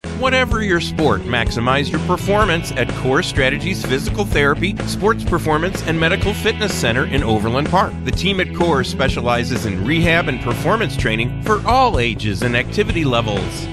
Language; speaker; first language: English; native; English